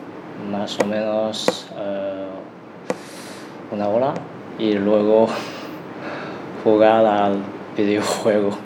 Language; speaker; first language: Spanish; non-native, learner; Chinese